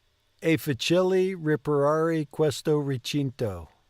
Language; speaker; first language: Italian; non-native, learner; English